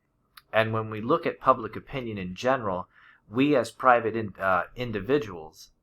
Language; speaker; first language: English; native; English